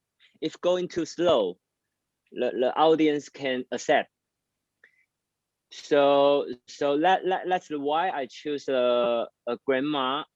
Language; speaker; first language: English; non-native, learner; Chinese